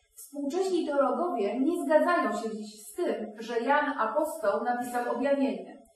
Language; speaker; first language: Polish; native; Polish